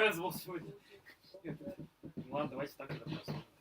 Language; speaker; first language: Russian; native; Russian